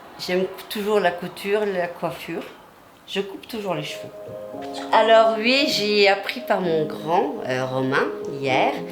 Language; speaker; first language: French; native; French